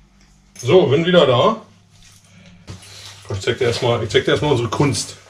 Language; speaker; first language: German; native; German